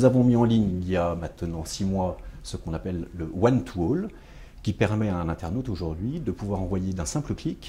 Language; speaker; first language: French; native; French